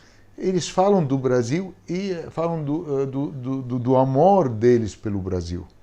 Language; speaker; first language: Portuguese; non-native, fluent; Arabic